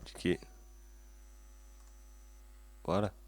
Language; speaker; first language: French; native; French